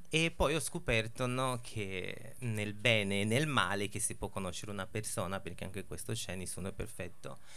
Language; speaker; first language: Italian; non-native, fluent; Spanish